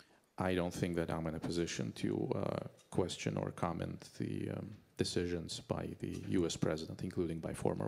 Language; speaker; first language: English; non-native, fluent; Azerbaijani